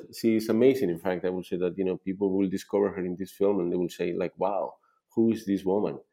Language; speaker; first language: English; non-native, fluent; Spanish